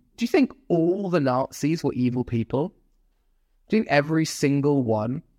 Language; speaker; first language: English; native; English